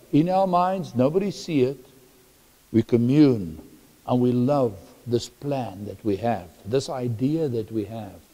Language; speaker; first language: English; non-native, local second language; Afrikaans